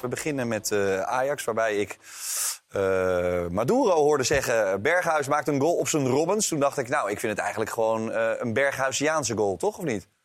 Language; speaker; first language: Dutch; native; Dutch